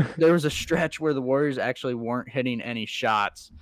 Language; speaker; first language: English; native; English